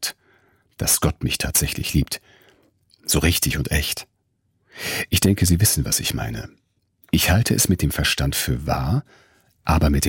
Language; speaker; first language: German; native; German